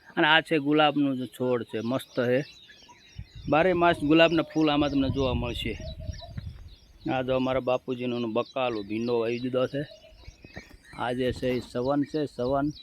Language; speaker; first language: Gujarati; native; Gujarati